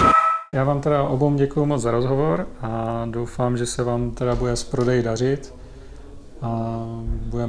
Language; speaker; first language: Czech; native; Czech